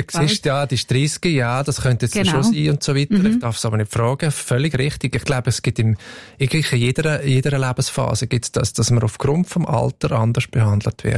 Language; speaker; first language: German; native; German